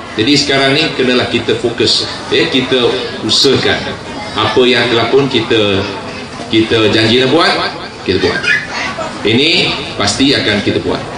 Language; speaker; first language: Malay; non-native, local second language; Chinese